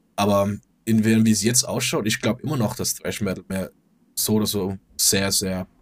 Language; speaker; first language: German; non-native, fluent; Danish